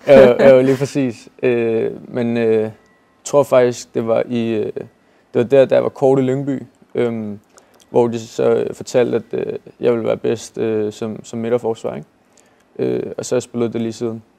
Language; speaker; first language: Danish; native; Danish